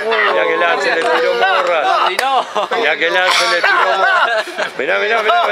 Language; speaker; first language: Spanish; native; Spanish